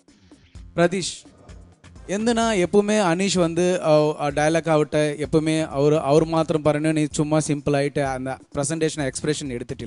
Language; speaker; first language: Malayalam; non-native, local second language; Tamil